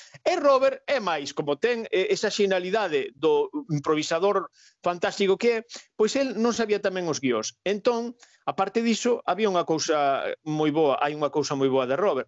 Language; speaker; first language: Galician; native; Galician